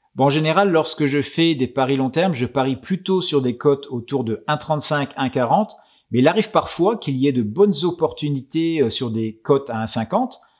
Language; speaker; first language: French; native; French